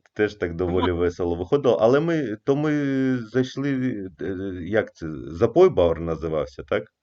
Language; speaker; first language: Ukrainian; native; Ukrainian